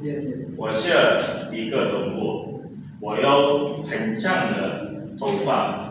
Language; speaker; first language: Chinese; non-native, learner; Indonesian